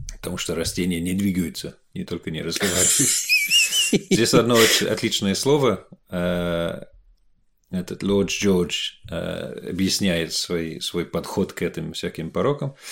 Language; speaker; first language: Russian; non-native, fluent; English